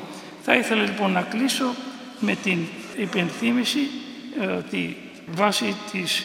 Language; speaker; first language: Greek; native; Greek